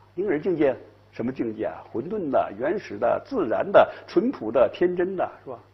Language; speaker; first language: Chinese; native; Chinese